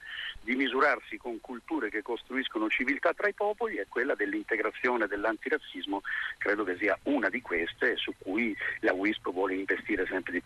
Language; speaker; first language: Italian; native; Italian